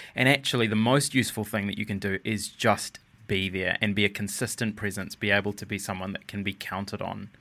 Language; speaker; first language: English; native; English